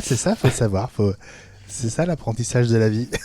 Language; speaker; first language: French; native; French